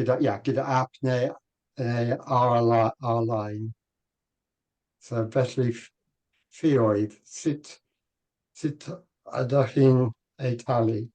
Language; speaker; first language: Welsh; non-native, learner; English